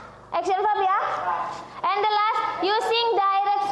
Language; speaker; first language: English; non-native, learner; Indonesian